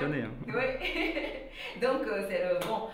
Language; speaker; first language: French; non-native, learner; Japanese